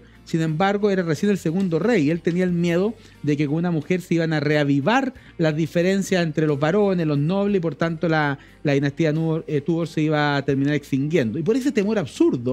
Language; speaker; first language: Spanish; native; Spanish